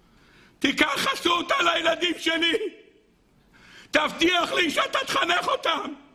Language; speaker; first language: Hebrew; native; Hebrew